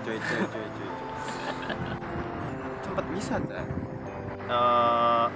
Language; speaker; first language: Indonesian; non-native, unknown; Japanese